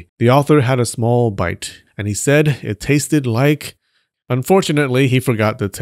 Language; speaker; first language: English; native; English